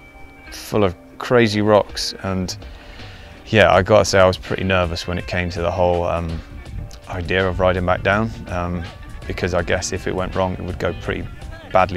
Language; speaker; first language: English; native; English